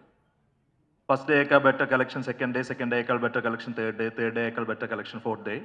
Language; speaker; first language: Tamil; non-native, learner; Malayalam